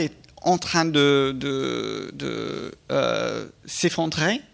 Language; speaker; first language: French; non-native, fluent; English